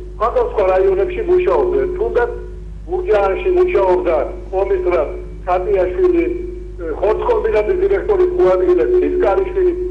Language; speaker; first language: Georgian; native; Georgian